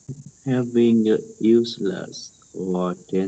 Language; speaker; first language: English; non-native, learner; Vietnamese